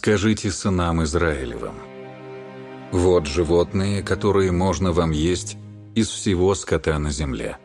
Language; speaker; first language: Russian; native; Russian